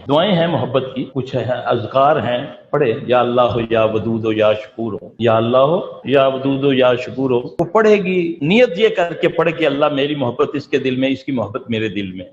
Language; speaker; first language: Urdu; non-native, local second language; Punjabi